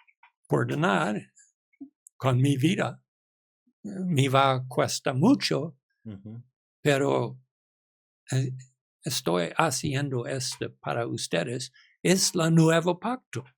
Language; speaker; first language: Spanish; non-native, learner; English